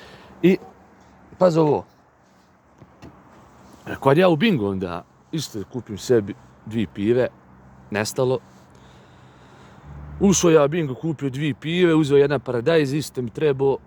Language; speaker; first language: Bosnian; native; Bosnian